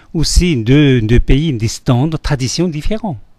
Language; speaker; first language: French; non-native, fluent; Tibetan